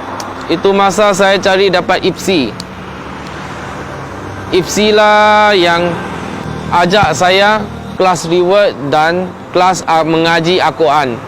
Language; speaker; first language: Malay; non-native, local second language; Chinese